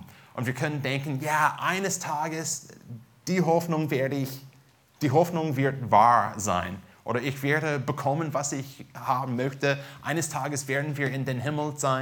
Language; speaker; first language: German; non-native, fluent; English